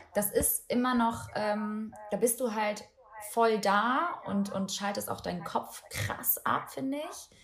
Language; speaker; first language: German; early bilingual, other home language; Albanian